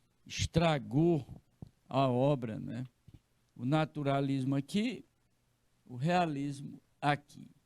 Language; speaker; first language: Portuguese; native; Portuguese